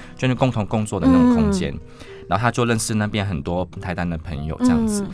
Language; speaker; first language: Chinese; non-native, local second language; Cantonese